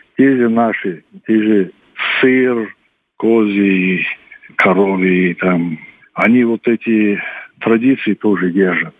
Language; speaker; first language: Russian; non-native, local second language; Ossetic